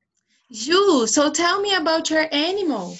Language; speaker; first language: English; non-native, fluent; Portuguese